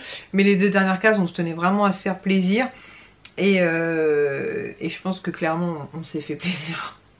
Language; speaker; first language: French; native; French